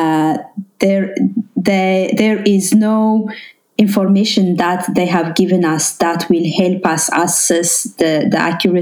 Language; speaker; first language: English; non-native, fluent; Amharic